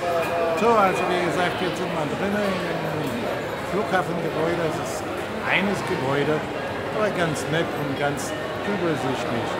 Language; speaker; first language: German; non-native, fluent; Polish